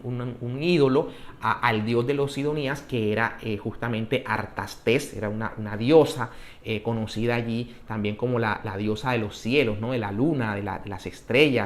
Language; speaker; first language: Spanish; native; Spanish